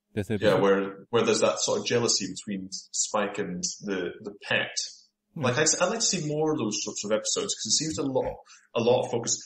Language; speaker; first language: English; native; English